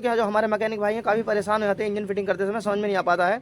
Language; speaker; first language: Hindi; native; Hindi